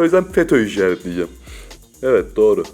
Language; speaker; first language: Turkish; native; Turkish